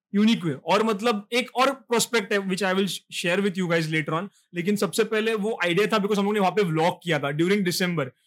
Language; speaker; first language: Hindi; non-native, local second language; Marathi